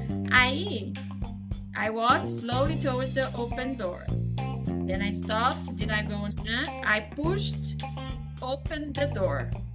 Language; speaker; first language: English; non-native, fluent; Portuguese